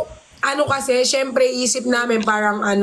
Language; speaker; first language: Filipino; native; Filipino